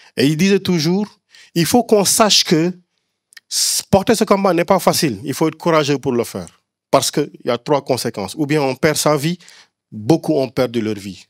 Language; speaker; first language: French; non-native, local second language; Wolof